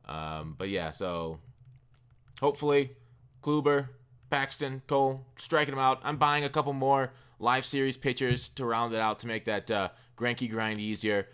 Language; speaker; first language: English; native; English